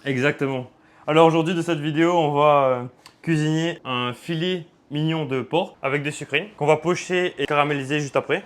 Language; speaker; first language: French; native; French